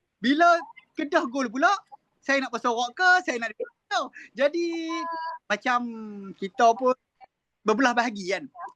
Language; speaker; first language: Malay; native; Malay